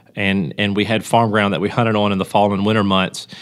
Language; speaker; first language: English; native; English